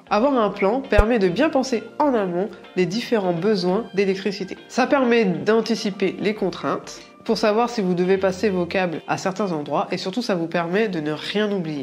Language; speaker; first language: French; native; French